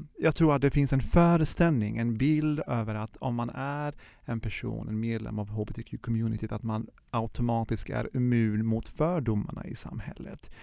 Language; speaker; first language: Swedish; early bilingual, other home language; Arabic